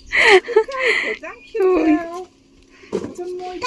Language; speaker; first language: Dutch; native; Dutch